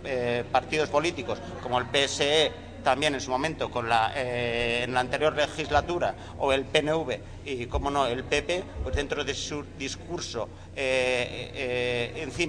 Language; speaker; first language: Spanish; native; Spanish